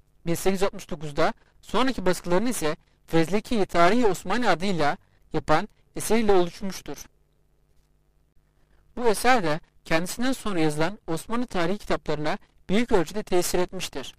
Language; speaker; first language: Turkish; native; Turkish